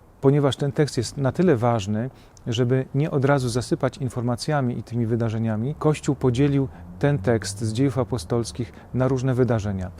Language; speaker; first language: Polish; native; Polish